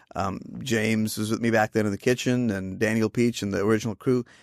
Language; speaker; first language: English; non-native, local second language; Hindi